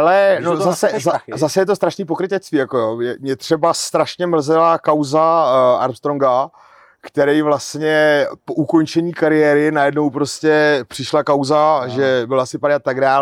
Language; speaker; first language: Czech; native; Czech